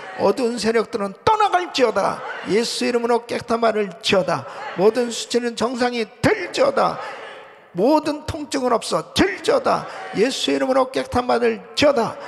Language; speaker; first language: Korean; native; Korean